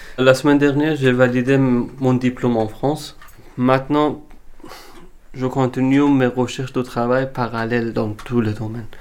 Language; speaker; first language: French; non-native, fluent; Persian